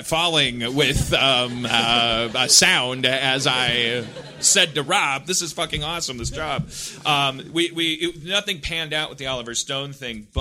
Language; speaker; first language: English; native; English